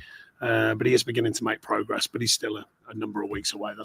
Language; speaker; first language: English; native; English